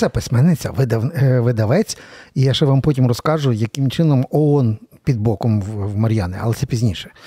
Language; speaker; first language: Ukrainian; native; Ukrainian